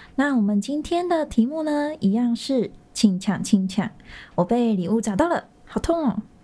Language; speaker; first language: Chinese; native; Chinese